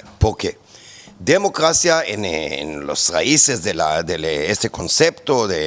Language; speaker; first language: Spanish; non-native, fluent; Hebrew